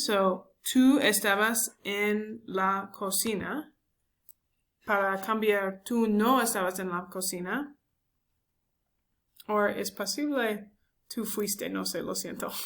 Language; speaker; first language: Spanish; non-native, learner; English